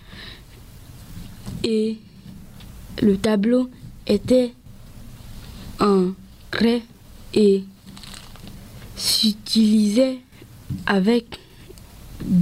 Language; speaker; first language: French; early bilingual, other home language; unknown